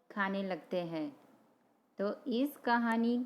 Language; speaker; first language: Hindi; non-native, local second language; Gujarati